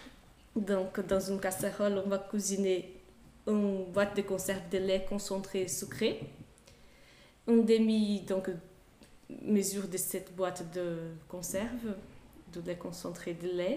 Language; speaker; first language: French; non-native, fluent; Portuguese